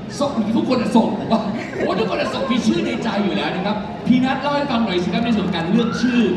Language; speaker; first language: Thai; native; Thai